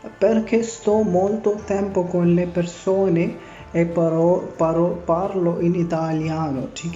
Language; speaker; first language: Italian; non-native, fluent; Urdu